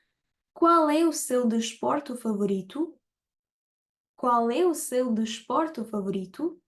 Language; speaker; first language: Portuguese; non-native, fluent; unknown